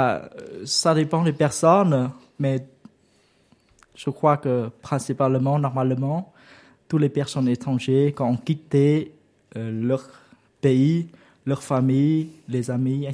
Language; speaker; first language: French; non-native, learner; Vietnamese